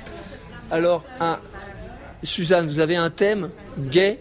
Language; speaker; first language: French; native; French